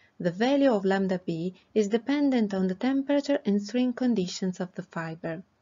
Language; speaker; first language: English; non-native, fluent; Italian